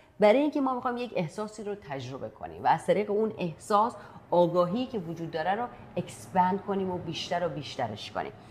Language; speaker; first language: Persian; early bilingual, heritage; Persian